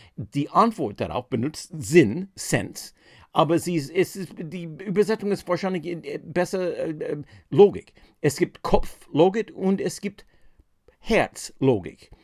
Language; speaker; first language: German; non-native, fluent; English